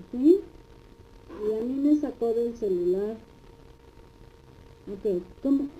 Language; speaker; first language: Spanish; native; Spanish